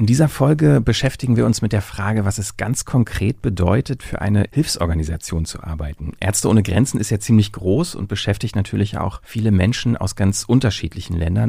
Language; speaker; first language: German; native; German